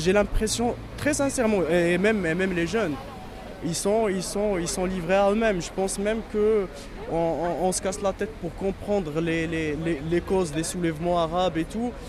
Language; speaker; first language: French; non-native, local second language; Arabic